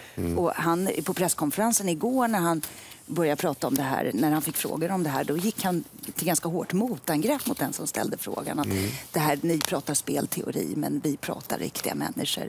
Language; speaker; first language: Swedish; native; Swedish